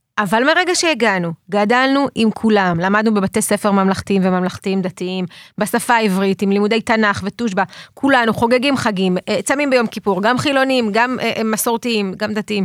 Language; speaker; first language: Hebrew; early bilingual, other home language; Russian